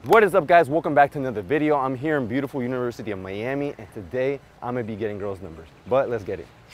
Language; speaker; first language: English; early bilingual, other home language; Spanish